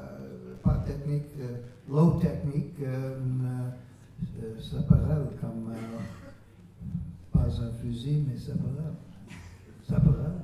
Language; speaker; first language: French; non-native, learner; English